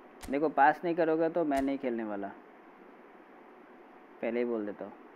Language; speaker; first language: Hindi; non-native, local second language; Bangla